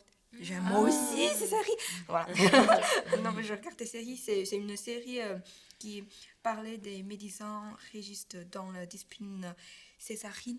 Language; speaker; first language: French; non-native, learner; Chinese